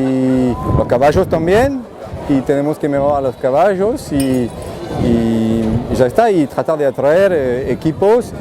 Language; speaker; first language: Spanish; non-native, fluent; French